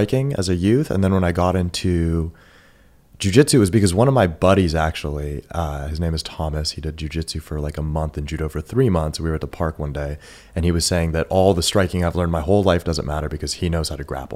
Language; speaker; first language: English; early bilingual, other home language; Persian